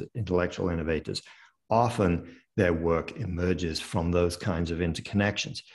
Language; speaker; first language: English; early bilingual, other home language; French